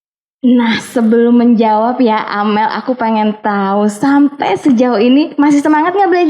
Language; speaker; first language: Indonesian; native; Indonesian